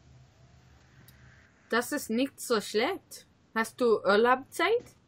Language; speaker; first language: German; non-native, learner; English